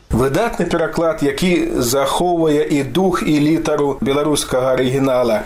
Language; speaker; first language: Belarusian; native; Belarusian